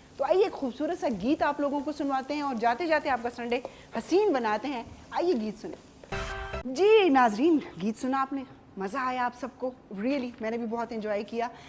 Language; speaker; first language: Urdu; native; Urdu